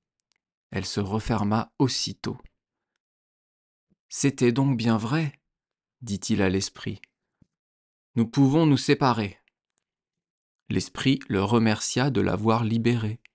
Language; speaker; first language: French; native; French